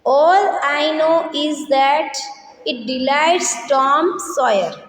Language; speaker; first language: English; non-native, local second language; Gujarati